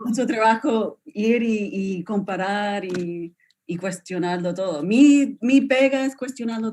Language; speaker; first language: Spanish; non-native, fluent; English